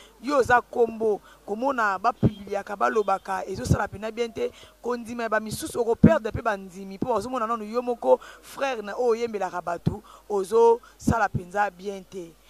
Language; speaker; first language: Lingala; native; Lingala